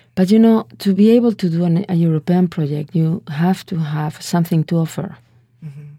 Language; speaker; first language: English; non-native, fluent; Spanish